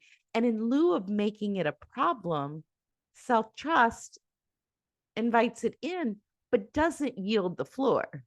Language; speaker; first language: English; native; English